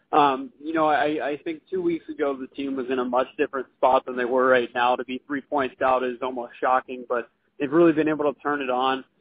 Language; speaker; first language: English; native; English